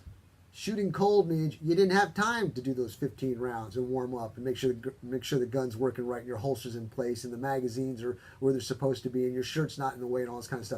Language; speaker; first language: English; native; English